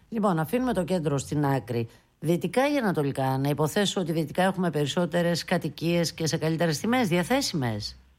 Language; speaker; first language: Greek; native; Greek